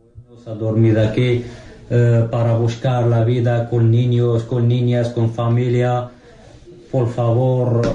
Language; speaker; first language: Spanish; non-native, learner; Arabic